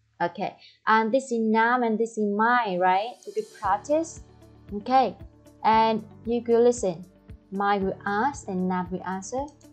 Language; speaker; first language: English; non-native, fluent; Vietnamese